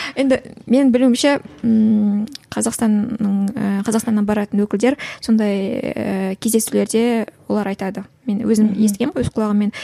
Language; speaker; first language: Kazakh; native; Kazakh